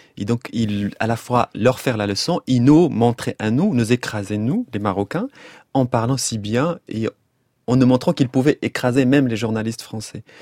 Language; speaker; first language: French; non-native, local second language; Arabic